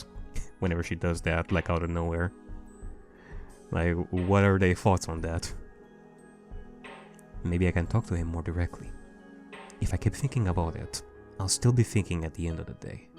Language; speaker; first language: English; native; English